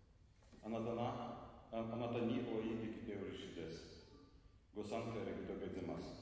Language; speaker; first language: Japanese; non-native, learner; Ukrainian